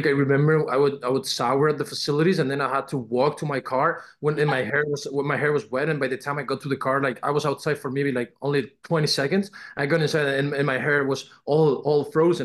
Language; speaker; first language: English; non-native, fluent; Spanish